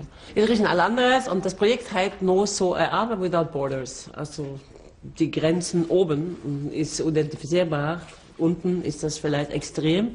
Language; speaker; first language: German; non-native, fluent; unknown